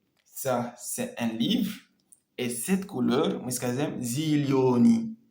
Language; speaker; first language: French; non-native, local second language; Comorian